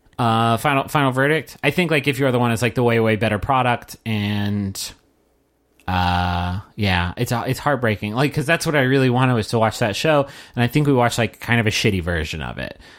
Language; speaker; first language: English; native; English